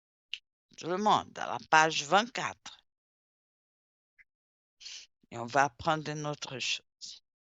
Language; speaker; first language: French; non-native, fluent; Portuguese